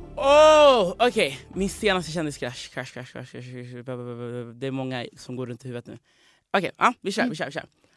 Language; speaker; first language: Swedish; non-native, fluent; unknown